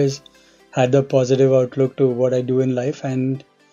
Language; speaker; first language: English; non-native, local second language; Hindi